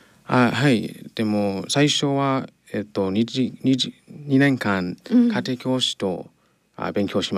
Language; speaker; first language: Japanese; non-native, learner; English